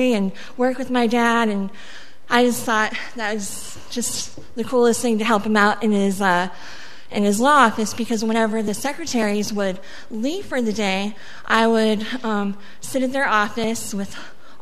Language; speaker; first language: English; early bilingual, other home language; Spanish